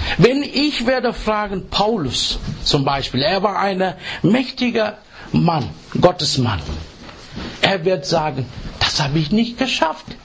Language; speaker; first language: German; non-native, learner; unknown